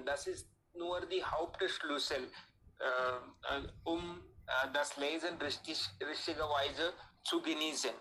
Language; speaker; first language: German; non-native, learner; Hindi